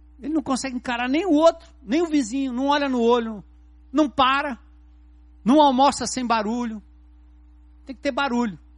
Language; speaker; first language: Portuguese; native; Portuguese